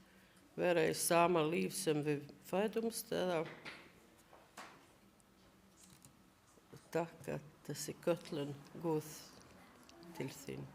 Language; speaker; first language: Icelandic; non-native, learner; Latvian